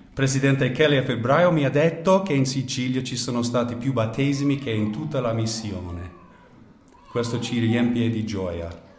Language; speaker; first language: Italian; native; Italian